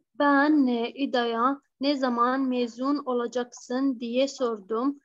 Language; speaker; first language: Turkish; non-native, learner; Arabic